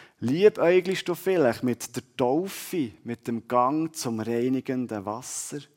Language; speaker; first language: German; native; German